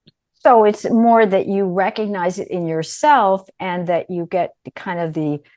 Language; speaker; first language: English; native; English